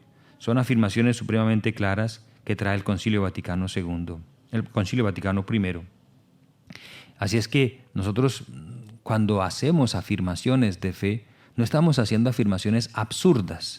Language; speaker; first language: Spanish; native; Spanish